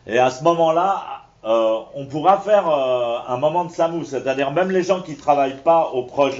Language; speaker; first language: French; native; French